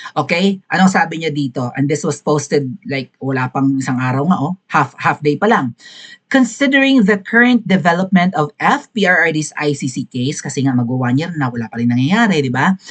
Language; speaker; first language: Filipino; native; Filipino